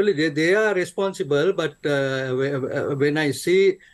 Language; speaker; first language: English; non-native, local second language; Sinhala